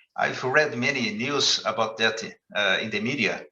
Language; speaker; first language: English; non-native, fluent; Portuguese